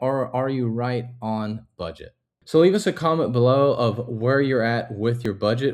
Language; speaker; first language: English; native; English